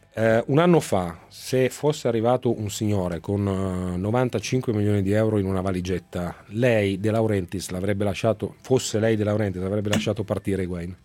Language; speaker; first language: Italian; native; Italian